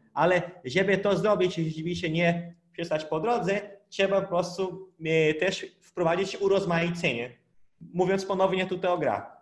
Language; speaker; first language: Polish; non-native, fluent; Portuguese